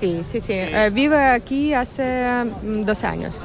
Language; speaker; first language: Spanish; non-native, learner; Ukrainian